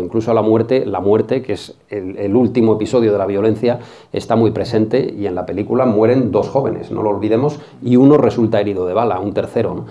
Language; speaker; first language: Spanish; native; Spanish